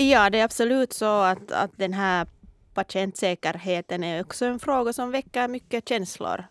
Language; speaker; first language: Swedish; non-native, local second language; Finnish